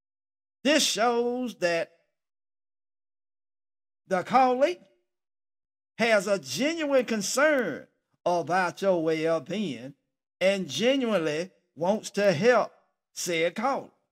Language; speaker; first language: English; native; English